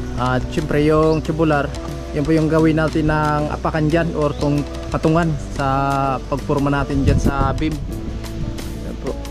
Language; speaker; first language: Filipino; non-native, local second language; Cebuano